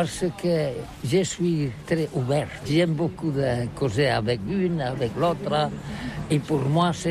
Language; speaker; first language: French; non-native, local second language; Catalan